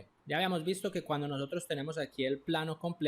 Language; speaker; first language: Spanish; native; Spanish